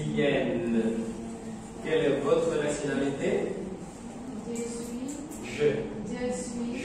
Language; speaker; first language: French; non-native, fluent; Indonesian